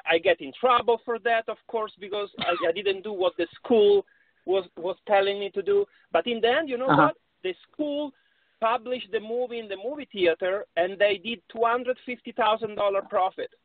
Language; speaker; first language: English; non-native, fluent; Italian